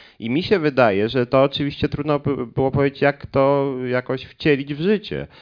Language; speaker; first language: Polish; native; Polish